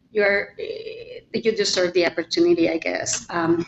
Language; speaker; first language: English; non-native, fluent; Spanish